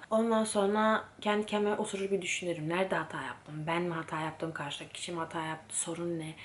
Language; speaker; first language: Turkish; early bilingual, heritage; Turkish